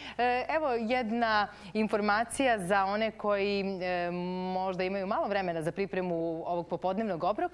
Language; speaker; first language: Serbian; native; Serbian